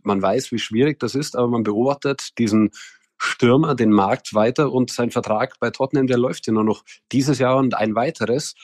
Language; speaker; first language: German; native; German